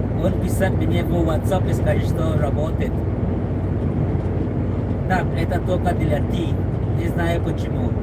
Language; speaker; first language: Russian; non-native, learner; English